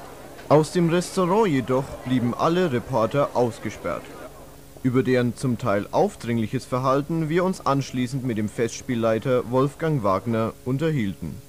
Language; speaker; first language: German; native; German